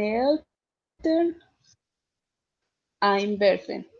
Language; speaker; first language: German; non-native, learner; Spanish